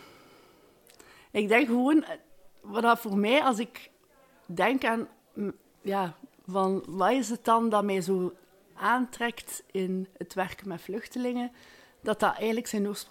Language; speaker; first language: Dutch; native; Dutch